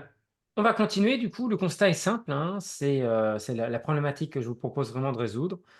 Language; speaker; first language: French; native; French